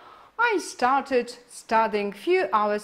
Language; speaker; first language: English; non-native, fluent; Polish